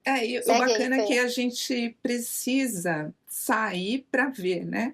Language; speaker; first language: Portuguese; native; Portuguese